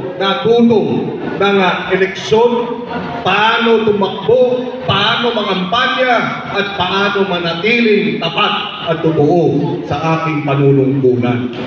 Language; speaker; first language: Filipino; native; Filipino